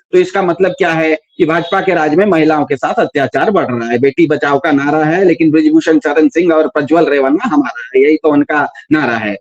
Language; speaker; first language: Hindi; non-native, local second language; Kannada